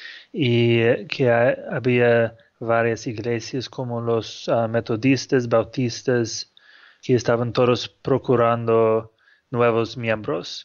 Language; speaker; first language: Spanish; non-native, fluent; English